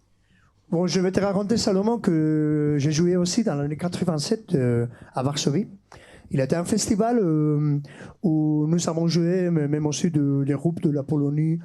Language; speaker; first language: French; non-native, fluent; Basque